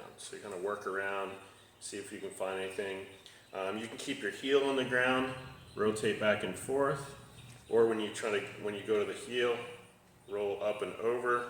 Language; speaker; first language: English; native; English